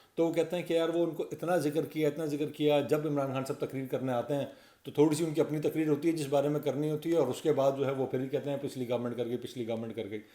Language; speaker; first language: Urdu; non-native, local second language; Punjabi